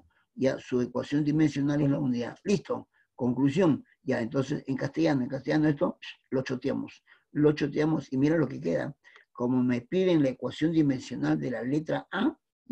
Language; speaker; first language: Spanish; native; Spanish